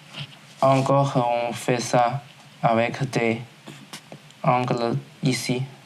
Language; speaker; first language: French; non-native, learner; Chinese